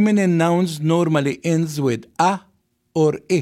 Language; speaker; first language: English; non-native, fluent; Arabic